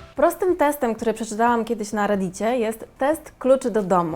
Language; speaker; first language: Polish; native; Polish